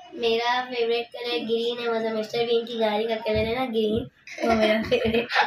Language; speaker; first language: Urdu; native; Urdu